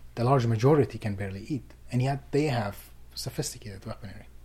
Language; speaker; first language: English; non-native, fluent; Persian